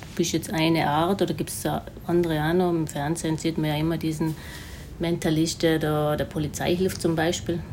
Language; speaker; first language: German; native; German